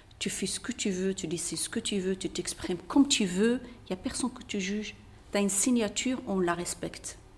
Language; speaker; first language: French; non-native, local second language; Berber languages